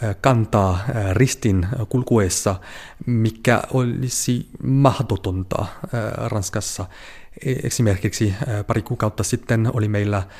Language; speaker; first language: Finnish; non-native, fluent; French